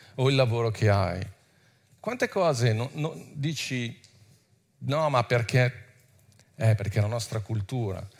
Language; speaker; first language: Italian; non-native, fluent; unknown